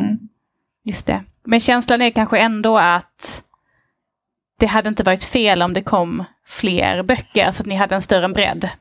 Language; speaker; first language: Swedish; native; Swedish